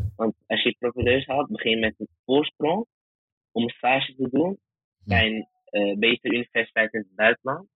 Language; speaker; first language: Dutch; early bilingual, other home language; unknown